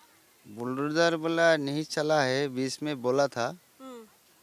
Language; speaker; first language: Hindi; non-native, local second language; Bangla